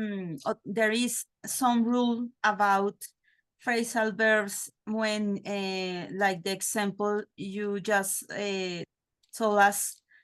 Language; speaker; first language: English; non-native, learner; Spanish